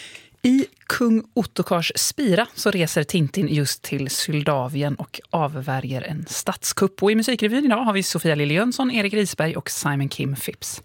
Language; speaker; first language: Swedish; native; Swedish